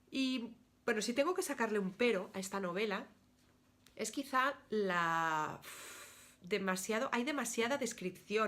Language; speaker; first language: Spanish; native; Spanish